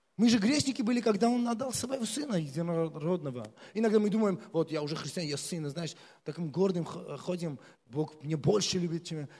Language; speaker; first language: Russian; non-native, local second language; Armenian